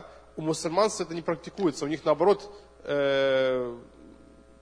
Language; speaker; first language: Russian; native; Russian